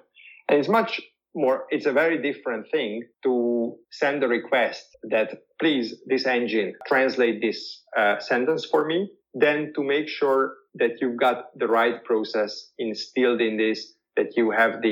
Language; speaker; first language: English; non-native, fluent; Hungarian